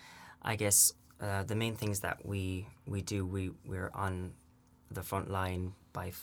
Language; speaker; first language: English; native; English